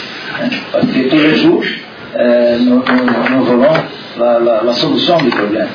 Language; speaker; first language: French; non-native, learner; Portuguese